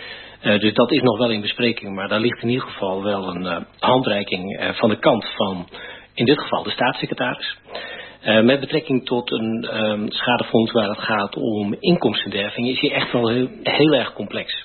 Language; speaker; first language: Dutch; native; Dutch